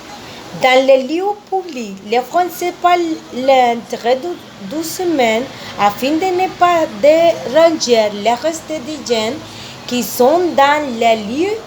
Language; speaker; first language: French; non-native, learner; Spanish